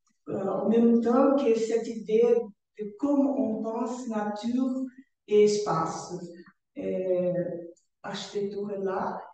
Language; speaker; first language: French; non-native, learner; Portuguese